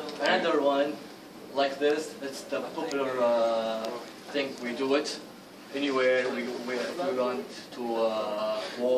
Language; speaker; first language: English; non-native, learner; Arabic